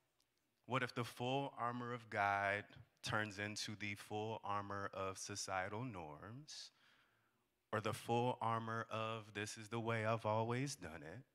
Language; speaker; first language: English; native; English